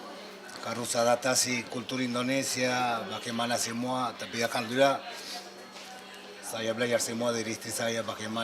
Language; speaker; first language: Indonesian; non-native, fluent; Spanish